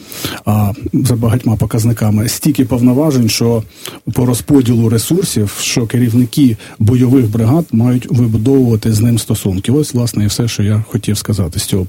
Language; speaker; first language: Ukrainian; native; Ukrainian